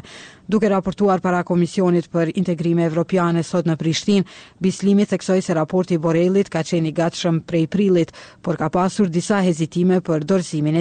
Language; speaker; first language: Albanian; native; Albanian